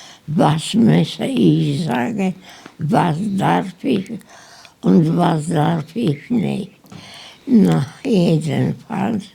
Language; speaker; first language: German; non-native, learner; Polish